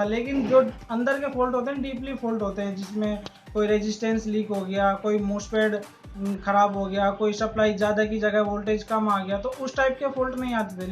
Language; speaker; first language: Hindi; native; Hindi